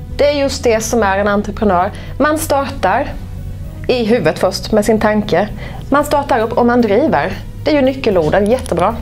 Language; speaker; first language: Swedish; native; Swedish